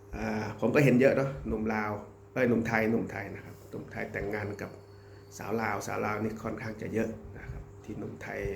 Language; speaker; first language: Thai; native; Thai